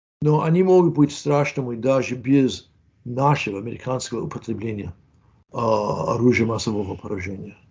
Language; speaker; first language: Russian; non-native, fluent; English